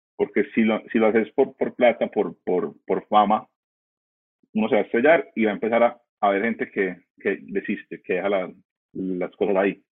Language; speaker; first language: Spanish; early bilingual, heritage; Spanish